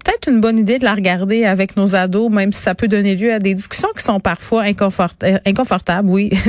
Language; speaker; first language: French; native; French